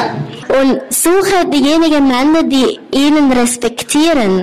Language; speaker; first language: German; non-native, learner; Thai